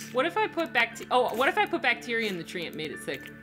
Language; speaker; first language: English; native; English